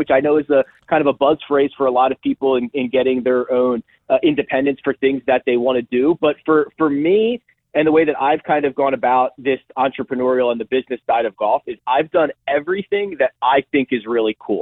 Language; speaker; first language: English; native; English